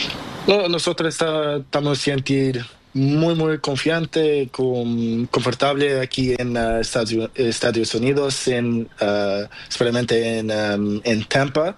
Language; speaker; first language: Spanish; non-native, learner; Portuguese